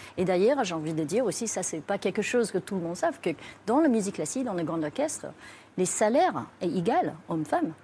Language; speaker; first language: French; non-native, fluent; Chinese